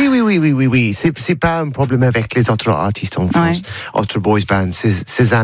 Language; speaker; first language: French; non-native, learner; English